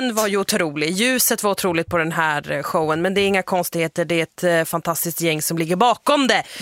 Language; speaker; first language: Swedish; native; Swedish